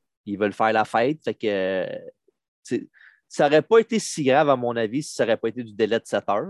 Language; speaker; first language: French; native; French